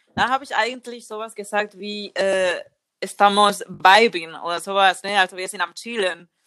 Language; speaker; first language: German; non-native, learner; Spanish